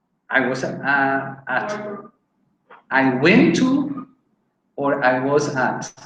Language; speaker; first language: English; non-native, fluent; Spanish